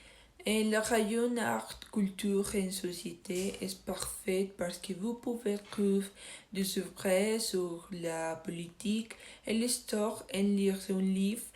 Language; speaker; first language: French; non-native, learner; Spanish